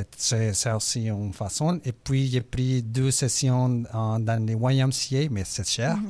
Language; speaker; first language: French; non-native, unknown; Spanish